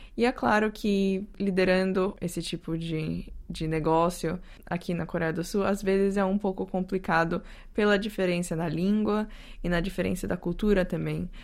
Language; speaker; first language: Portuguese; native; Portuguese